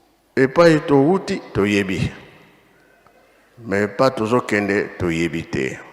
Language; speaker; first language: Lingala; non-native, local second language; Kongo